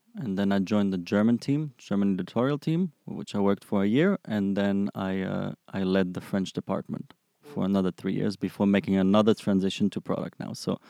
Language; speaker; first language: English; non-native, fluent; German